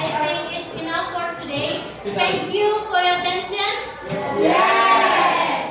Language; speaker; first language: English; non-native, local second language; Indonesian